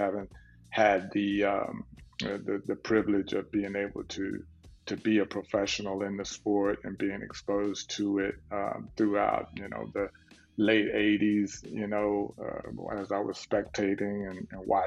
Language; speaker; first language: English; native; English